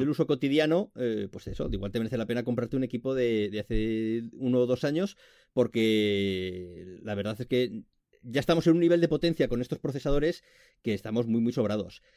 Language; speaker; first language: Spanish; native; Spanish